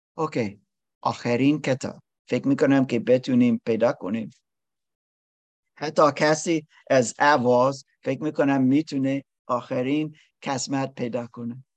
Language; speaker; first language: Persian; non-native, learner; English